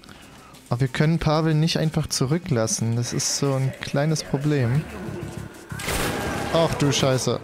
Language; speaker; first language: German; native; German